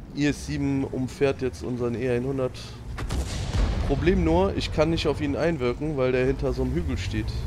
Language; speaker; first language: German; native; German